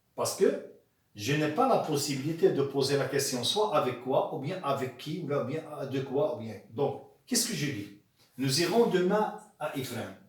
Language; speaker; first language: French; non-native, local second language; Arabic